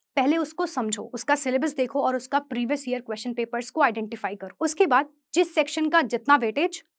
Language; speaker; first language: Hindi; native; Hindi